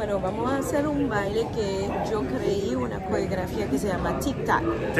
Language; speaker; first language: Spanish; non-native, fluent; Haitian Creole